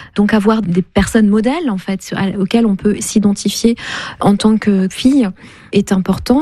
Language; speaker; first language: French; non-native, local second language; Kinyarwanda